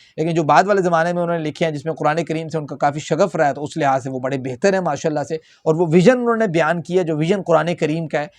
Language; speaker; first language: Urdu; non-native, local second language; Punjabi